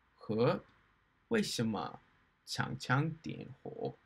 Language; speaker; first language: Chinese; non-native, fluent; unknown